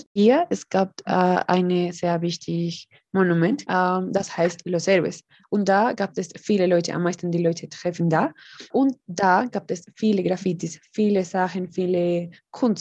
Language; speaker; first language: German; non-native, learner; Spanish